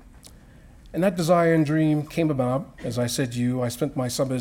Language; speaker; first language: English; native; English